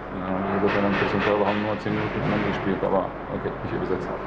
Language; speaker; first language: German; non-native, fluent; Arabic